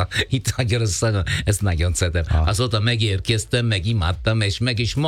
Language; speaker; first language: Hungarian; non-native, fluent; Italian